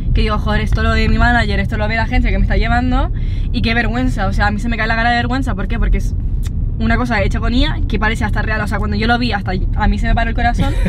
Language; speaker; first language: Spanish; non-native, local second language; German